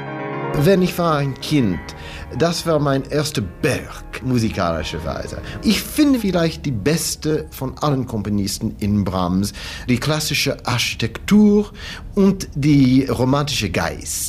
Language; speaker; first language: German; non-native, learner; English